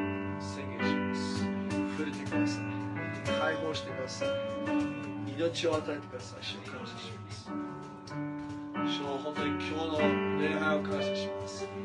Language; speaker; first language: Japanese; non-native, fluent; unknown